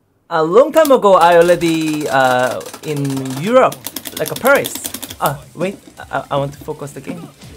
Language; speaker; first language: English; non-native, learner; Korean